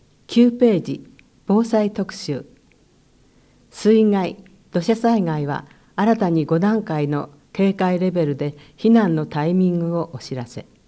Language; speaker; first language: Japanese; native; Japanese